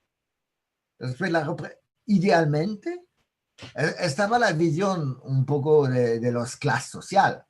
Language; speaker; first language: Spanish; non-native, fluent; French